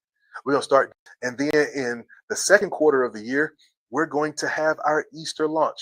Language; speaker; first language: English; native; English